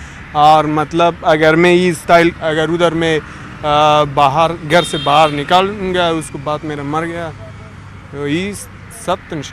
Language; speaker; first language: Hindi; non-native, learner; Persian